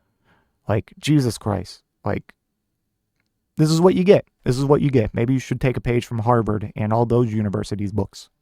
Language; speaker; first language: English; native; English